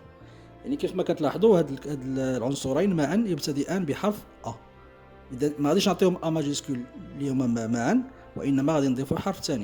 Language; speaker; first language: Arabic; native; Arabic